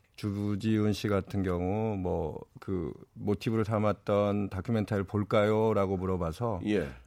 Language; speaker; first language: Korean; native; Korean